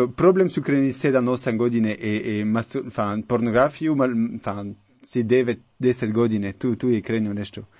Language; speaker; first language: Croatian; non-native, learner; French